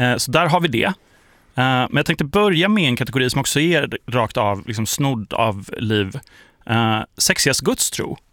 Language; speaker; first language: Swedish; early bilingual, other home language; Polish